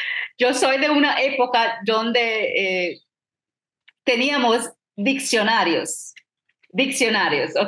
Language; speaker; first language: Spanish; non-native, fluent; English